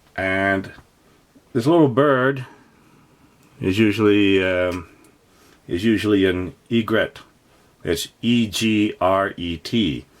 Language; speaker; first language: English; native; English